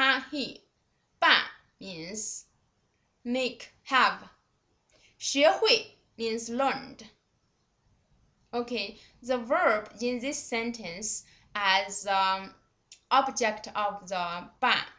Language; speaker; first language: English; non-native, fluent; Chinese